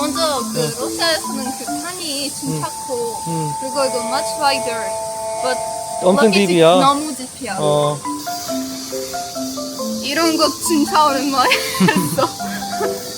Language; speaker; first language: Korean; non-native, learner; Russian